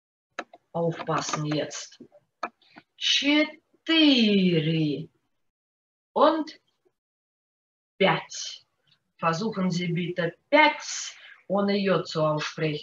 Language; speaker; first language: German; non-native, fluent; Russian